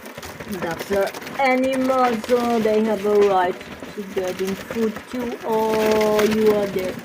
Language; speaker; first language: English; non-native, local second language; Filipino